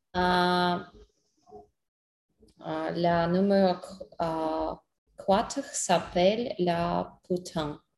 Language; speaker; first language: French; non-native, learner; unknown